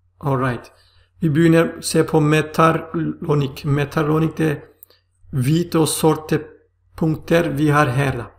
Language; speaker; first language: Swedish; non-native, fluent; Turkish